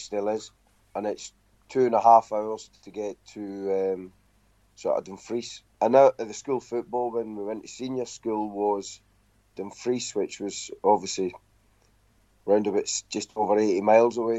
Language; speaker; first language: English; native; English